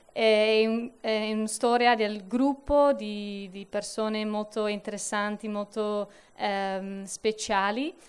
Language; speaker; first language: Italian; non-native, fluent; Dutch